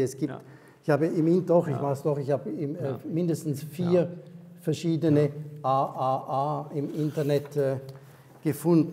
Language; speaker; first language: German; native; German